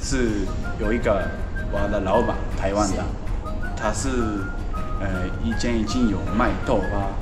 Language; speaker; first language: Chinese; non-native, learner; Japanese